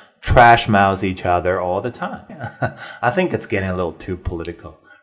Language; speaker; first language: English; non-native, fluent; Chinese